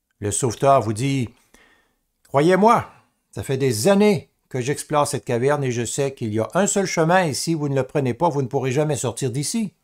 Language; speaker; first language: French; native; French